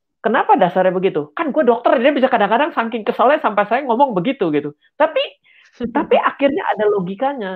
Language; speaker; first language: Indonesian; native; Indonesian